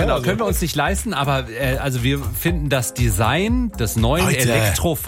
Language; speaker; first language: German; native; German